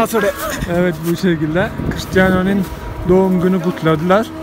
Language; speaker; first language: Turkish; non-native, fluent; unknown